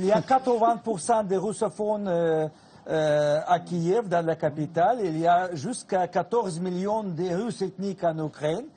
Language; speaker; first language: French; non-native, fluent; Russian